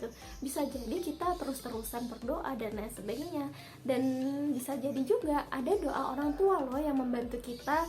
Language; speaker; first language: Indonesian; native; Indonesian